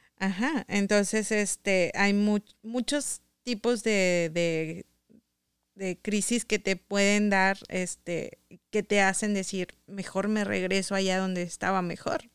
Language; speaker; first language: Spanish; native; Spanish